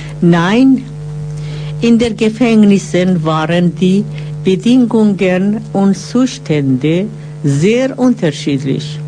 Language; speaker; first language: German; non-native, fluent; Persian